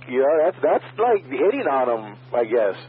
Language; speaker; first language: English; native; English